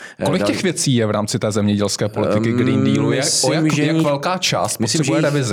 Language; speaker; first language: Czech; native; Czech